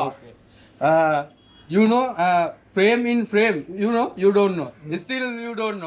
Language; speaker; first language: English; non-native, learner; Sinhala